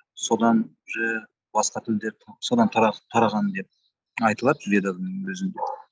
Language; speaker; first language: Kazakh; native; Kazakh